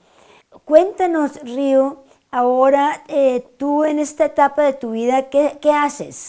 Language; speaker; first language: Spanish; native; Spanish